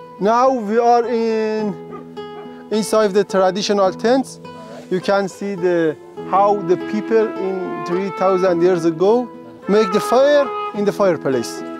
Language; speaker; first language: English; non-native, learner; Persian